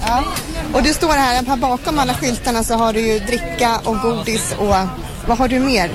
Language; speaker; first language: Swedish; native; Swedish